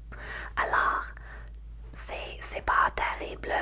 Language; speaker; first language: French; non-native, learner; English